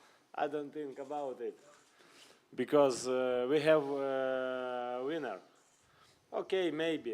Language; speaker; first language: English; non-native, learner; Ukrainian